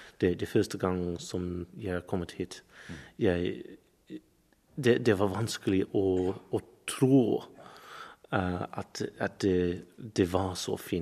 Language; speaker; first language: Norwegian; non-native, learner; English